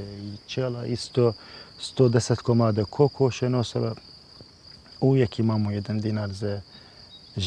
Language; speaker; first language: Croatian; non-native, learner; Persian